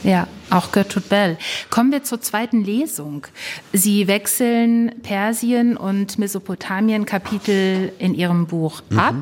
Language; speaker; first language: German; native; German